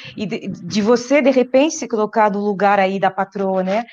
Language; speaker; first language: Portuguese; non-native, fluent; French